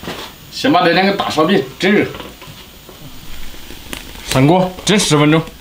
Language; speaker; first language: Chinese; native; Chinese